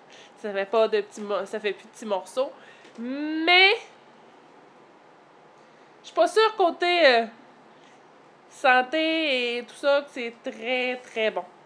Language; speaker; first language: French; native; French